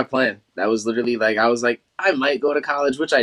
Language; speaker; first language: English; native; English